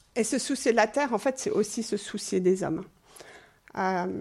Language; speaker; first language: French; non-native, fluent; English